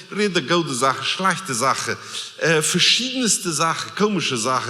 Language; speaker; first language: German; non-native, learner; Plautdietsch